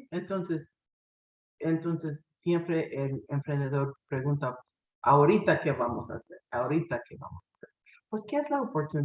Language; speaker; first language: Spanish; non-native, fluent; English